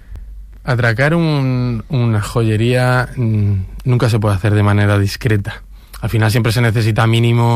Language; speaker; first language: Spanish; native; Spanish